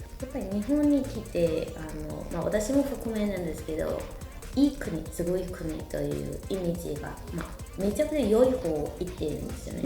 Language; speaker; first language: Japanese; non-native, fluent; Burmese